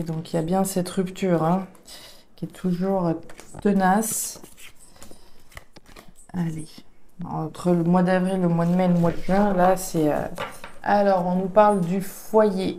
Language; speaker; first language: French; native; French